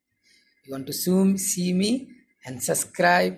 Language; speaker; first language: English; non-native, learner; Bangla